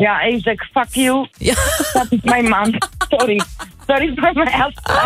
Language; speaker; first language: Dutch; non-native, learner; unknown